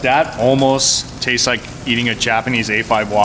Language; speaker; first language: English; native; English